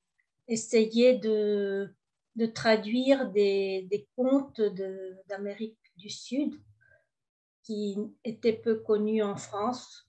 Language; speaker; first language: French; early bilingual, heritage; French